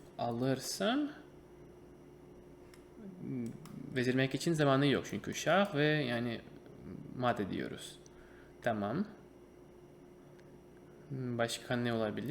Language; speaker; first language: Turkish; non-native, fluent; Russian